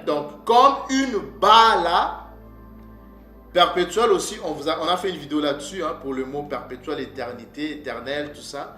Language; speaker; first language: French; non-native, local second language; Kongo